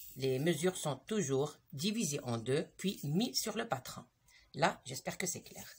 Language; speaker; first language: French; non-native, local second language; Arabic